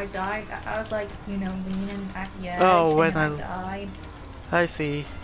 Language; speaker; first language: English; native; English